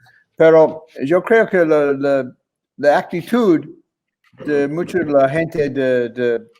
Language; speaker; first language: Spanish; non-native, fluent; English